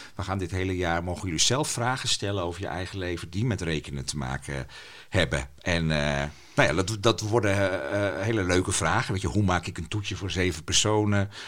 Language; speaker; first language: Dutch; non-native, local second language; Western Frisian